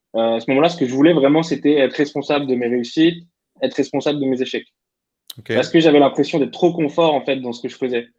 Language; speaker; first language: French; native; French